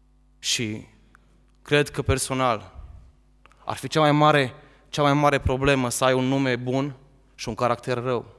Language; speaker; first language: Romanian; native; Romanian